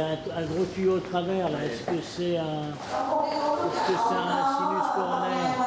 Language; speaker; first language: French; native; French